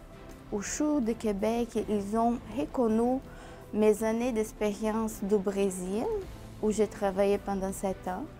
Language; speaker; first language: French; non-native, fluent; Portuguese